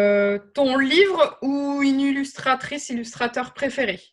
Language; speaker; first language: French; native; French